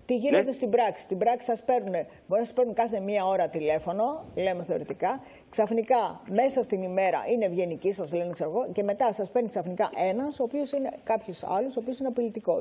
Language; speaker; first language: Greek; native; Greek